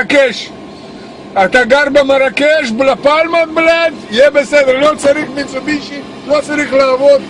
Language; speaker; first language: Hebrew; non-native, learner; Russian